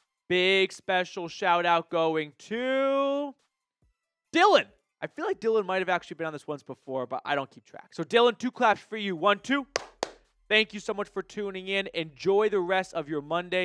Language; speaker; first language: English; native; English